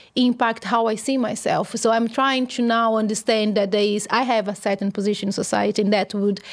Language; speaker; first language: English; non-native, fluent; Portuguese